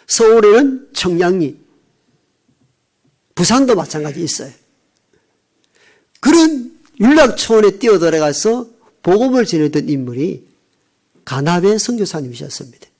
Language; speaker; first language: Korean; native; Korean